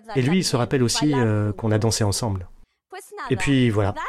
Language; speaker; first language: French; non-native, fluent; Spanish